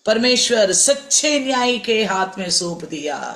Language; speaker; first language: Hindi; non-native, local second language; Telugu